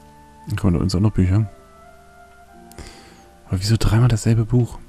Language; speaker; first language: German; native; German